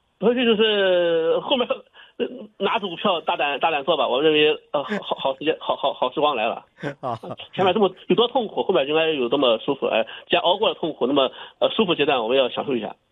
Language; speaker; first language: Chinese; native; Chinese